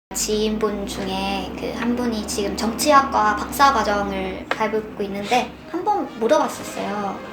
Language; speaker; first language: Korean; non-native, fluent; Chinese